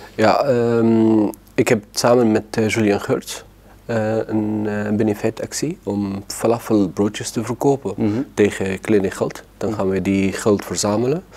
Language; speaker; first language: Dutch; non-native, learner; Arabic